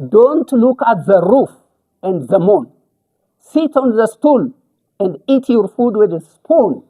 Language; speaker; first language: English; non-native, local second language; Amharic